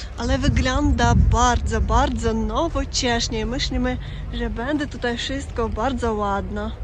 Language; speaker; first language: Polish; non-native, learner; Ukrainian